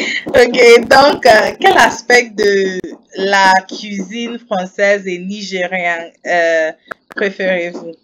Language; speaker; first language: French; non-native, fluent; English